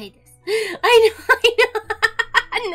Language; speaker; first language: Japanese; non-native, learner; English